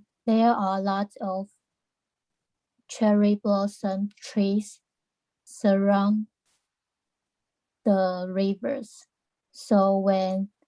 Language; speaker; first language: English; non-native, learner; Chinese